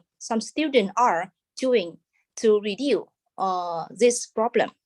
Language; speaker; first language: English; non-native, fluent; Vietnamese